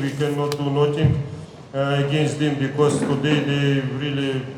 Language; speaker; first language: English; non-native, learner; Russian